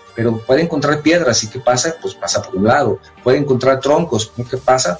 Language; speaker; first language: Spanish; native; Spanish